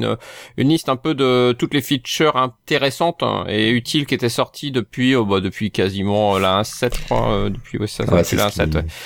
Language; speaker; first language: French; native; French